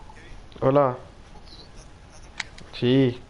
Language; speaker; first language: Spanish; native; Spanish